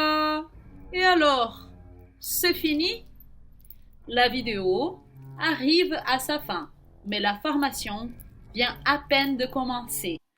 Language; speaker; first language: French; non-native, fluent; Portuguese